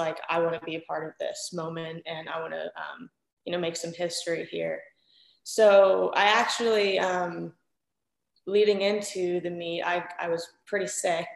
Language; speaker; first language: English; native; English